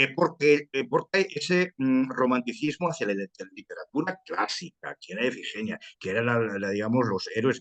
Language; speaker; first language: Spanish; early bilingual, heritage; Spanish